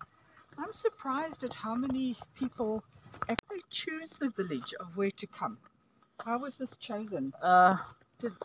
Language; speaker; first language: English; non-native, local second language; Afrikaans